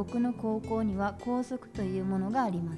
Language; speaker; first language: Japanese; native; Japanese